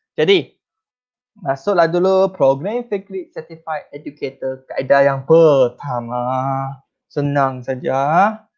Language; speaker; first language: Malay; non-native, local second language; Chinese